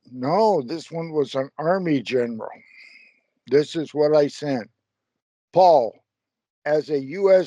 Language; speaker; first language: English; native; English